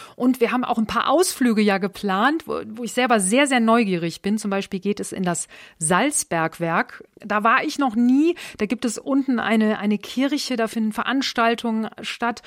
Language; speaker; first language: German; native; German